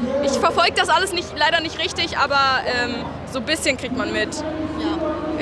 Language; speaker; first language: German; native; German